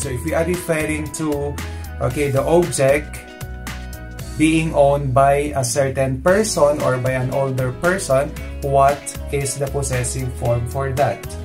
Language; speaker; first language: English; non-native, local second language; Filipino